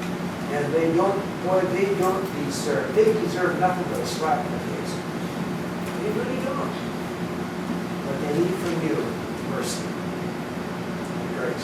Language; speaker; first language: English; native; English